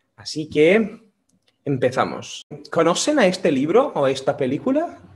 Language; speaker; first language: Spanish; non-native, fluent; Portuguese